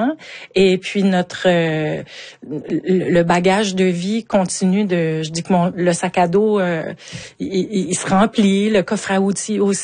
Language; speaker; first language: French; native; French